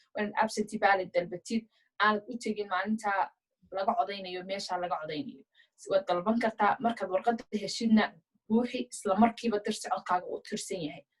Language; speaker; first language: Somali; early bilingual, heritage; Somali